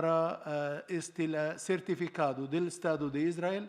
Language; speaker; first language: Spanish; non-native, learner; Arabic